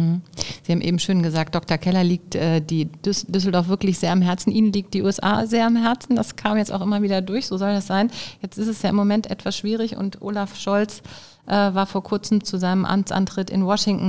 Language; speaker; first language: German; native; German